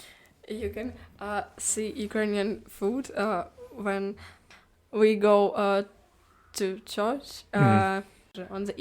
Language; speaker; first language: English; non-native, learner; Ukrainian